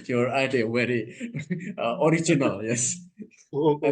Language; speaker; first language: English; non-native, learner; Indonesian